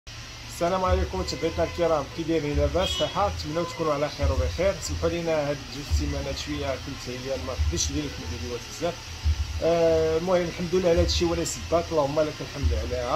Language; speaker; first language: Arabic; native; Arabic